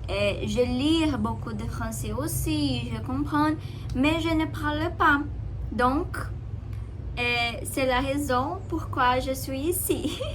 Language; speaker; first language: French; non-native, learner; Portuguese